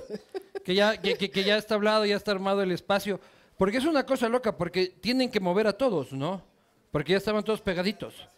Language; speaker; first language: Spanish; native; Spanish